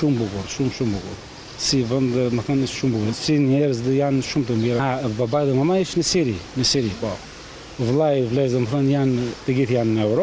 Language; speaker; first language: Albanian; non-native, learner; Arabic